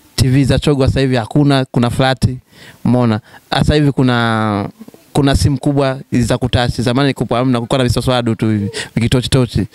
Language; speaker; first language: Swahili; native; Swahili